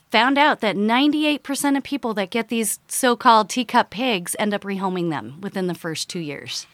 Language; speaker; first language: English; early bilingual, other home language; Dutch